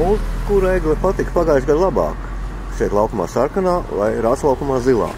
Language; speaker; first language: Latvian; native; Latvian